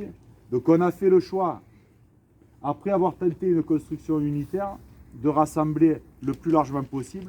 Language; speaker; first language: French; native; French